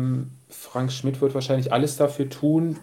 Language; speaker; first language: German; native; German